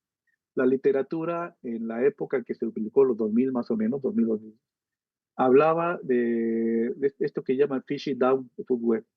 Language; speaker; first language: Spanish; native; Spanish